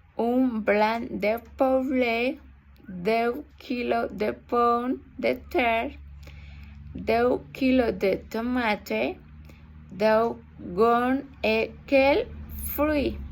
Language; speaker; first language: French; non-native, learner; Spanish